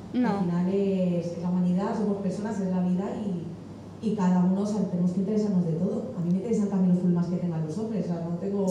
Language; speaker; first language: Spanish; native; Spanish